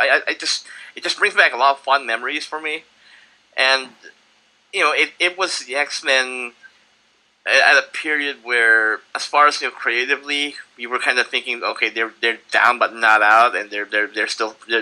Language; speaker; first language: English; non-native, local second language; Filipino